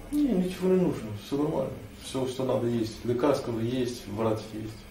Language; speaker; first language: Russian; non-native, learner; Portuguese